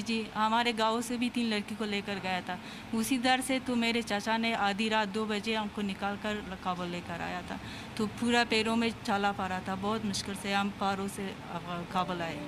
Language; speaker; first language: Hindi; non-native, learner; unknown